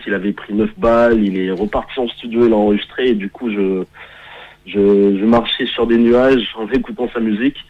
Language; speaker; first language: French; early bilingual, heritage; French